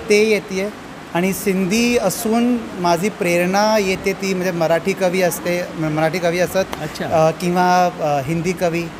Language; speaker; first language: Marathi; non-native, local second language; Sindhi